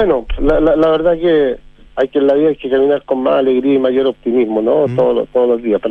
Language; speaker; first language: Spanish; native; Spanish